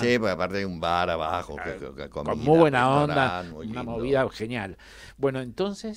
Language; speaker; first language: Spanish; native; Spanish